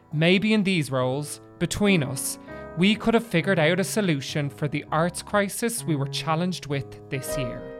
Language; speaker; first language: English; native; English